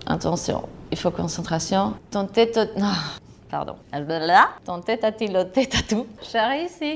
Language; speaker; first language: French; non-native, fluent; Spanish